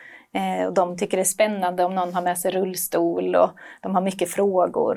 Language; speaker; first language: Swedish; native; Swedish